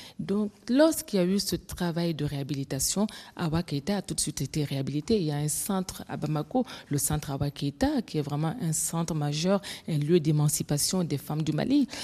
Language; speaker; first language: French; non-native, local second language; Bambara